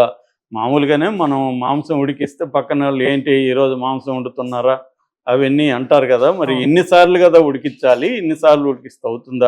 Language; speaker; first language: Telugu; native; Telugu